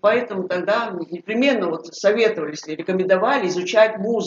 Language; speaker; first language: Russian; native; Russian